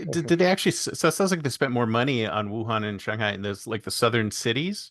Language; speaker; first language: English; native; English